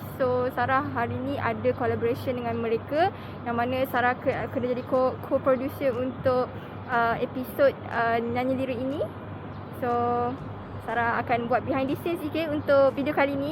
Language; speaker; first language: Malay; native; Malay